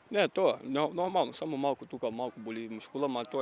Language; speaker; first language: Macedonian; non-native, learner; Portuguese